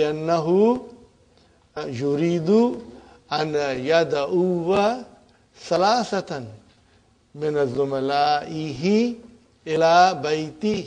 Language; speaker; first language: Arabic; non-native, fluent; English